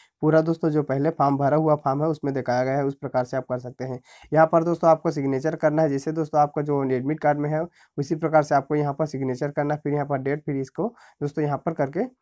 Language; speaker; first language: Hindi; native; Hindi